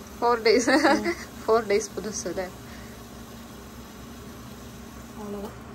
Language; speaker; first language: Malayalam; non-native, learner; Tamil